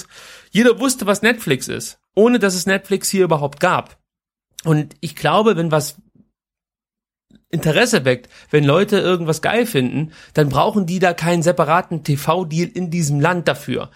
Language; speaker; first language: German; native; German